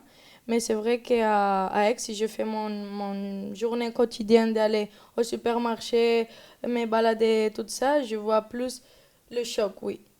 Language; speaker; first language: French; non-native, learner; Spanish